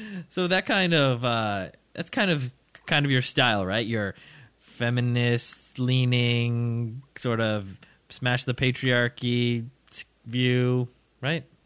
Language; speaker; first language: English; native; English